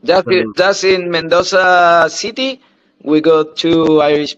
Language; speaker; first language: English; non-native, learner; Spanish